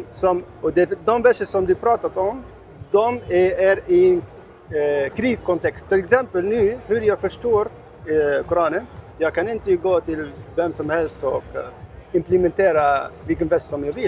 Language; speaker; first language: Swedish; non-native, learner; Arabic